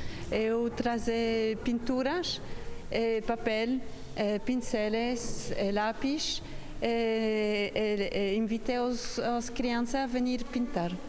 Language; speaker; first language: Portuguese; non-native, learner; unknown